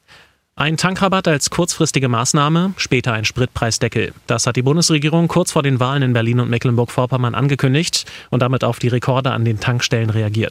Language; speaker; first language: German; native; German